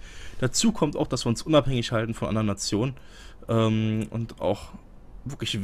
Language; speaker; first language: German; native; German